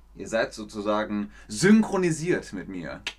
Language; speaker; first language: German; native; German